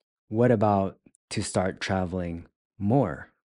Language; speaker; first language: English; native; English